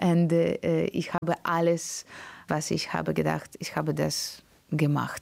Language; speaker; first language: German; non-native, learner; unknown